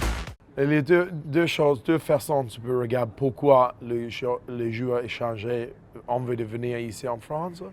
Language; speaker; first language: French; non-native, fluent; English